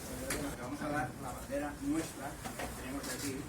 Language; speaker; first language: Spanish; native; Spanish